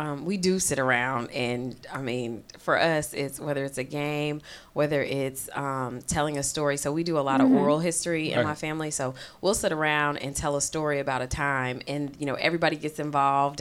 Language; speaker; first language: English; native; English